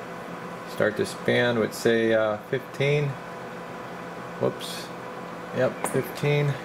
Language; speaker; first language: English; native; English